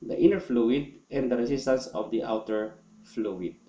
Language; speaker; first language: English; non-native, local second language; Filipino